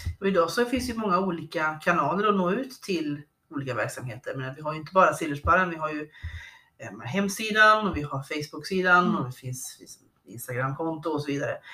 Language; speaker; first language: Swedish; native; Swedish